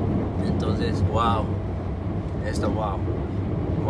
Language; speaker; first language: Spanish; non-native, learner; Japanese